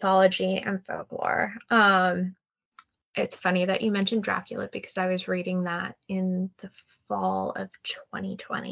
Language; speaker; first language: English; native; English